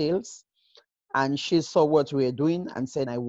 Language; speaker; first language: English; non-native, local second language; Krio